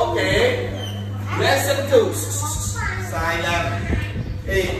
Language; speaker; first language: English; non-native, learner; Khmer